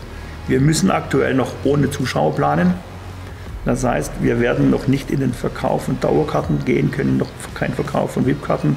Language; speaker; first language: German; native; German